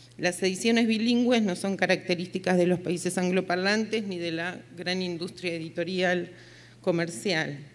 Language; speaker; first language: Spanish; native; Spanish